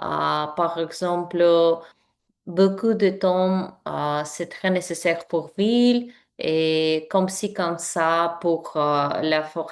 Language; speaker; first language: French; non-native, learner; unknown